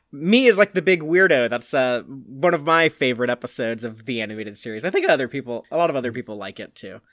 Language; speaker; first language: English; native; English